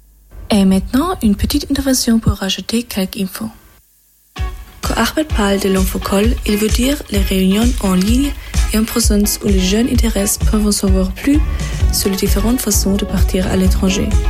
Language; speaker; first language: French; non-native, fluent; German